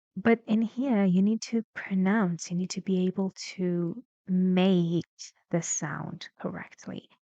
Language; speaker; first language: English; non-native, fluent; Persian